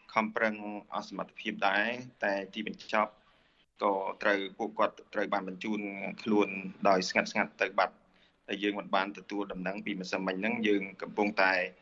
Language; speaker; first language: Khmer; native; Khmer